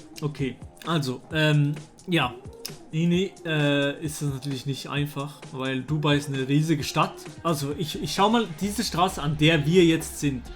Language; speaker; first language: German; native; German